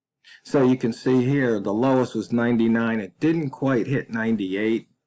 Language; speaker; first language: English; native; English